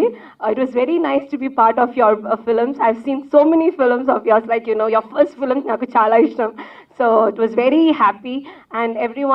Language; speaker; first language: Telugu; non-native, local second language; Malayalam